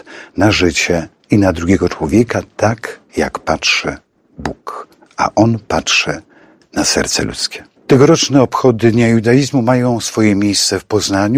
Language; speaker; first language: Polish; native; Polish